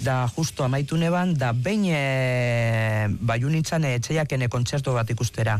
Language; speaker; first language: Basque; native; Basque